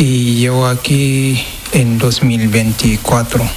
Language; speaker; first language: Spanish; non-native, learner; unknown